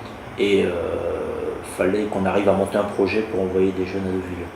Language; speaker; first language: French; native; French